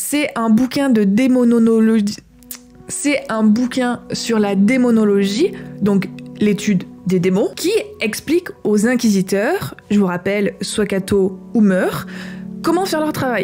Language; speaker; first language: French; native; French